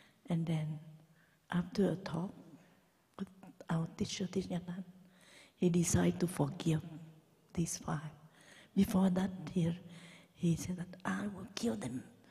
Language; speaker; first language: English; non-native, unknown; Vietnamese